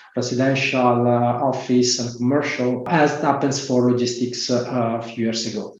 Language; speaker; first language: English; non-native, fluent; Italian